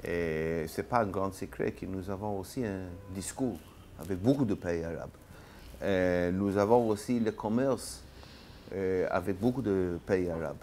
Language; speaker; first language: French; non-native, learner; Hebrew